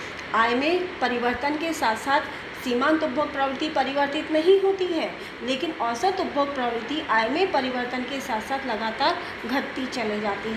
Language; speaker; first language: Hindi; native; Hindi